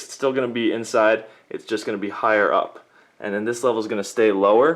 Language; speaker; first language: English; native; English